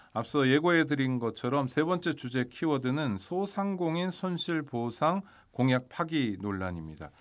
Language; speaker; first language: Korean; native; Korean